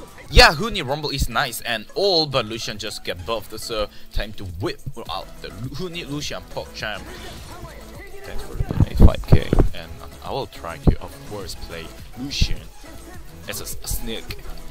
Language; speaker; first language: English; non-native, learner; Korean